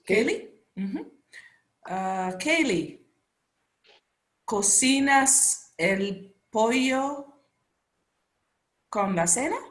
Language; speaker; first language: Spanish; non-native, learner; English